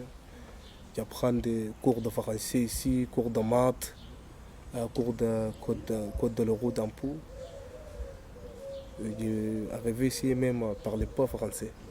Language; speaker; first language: French; non-native, learner; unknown